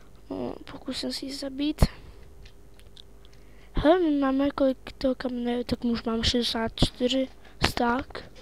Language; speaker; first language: Czech; native; Czech